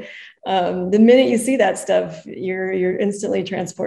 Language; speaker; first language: English; native; English